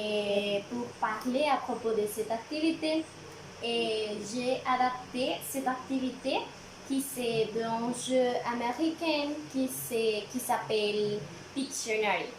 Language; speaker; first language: French; non-native, learner; Spanish